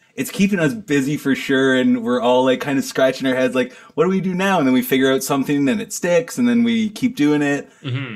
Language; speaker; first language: English; native; English